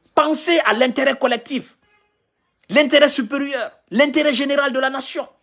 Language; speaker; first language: French; non-native, local second language; Mandingo